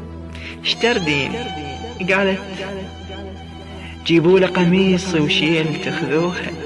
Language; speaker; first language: Arabic; native; Arabic